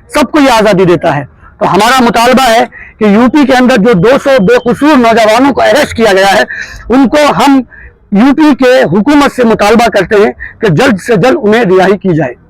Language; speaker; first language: Urdu; native; Urdu